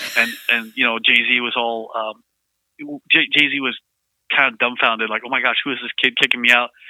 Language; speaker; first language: English; early bilingual, other home language; Vietnamese